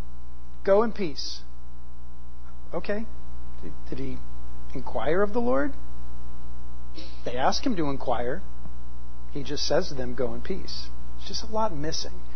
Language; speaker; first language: English; native; English